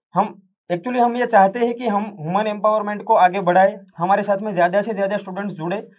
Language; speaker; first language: Hindi; non-native, local second language; Gujarati